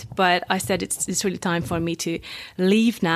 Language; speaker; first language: English; non-native, fluent; Hungarian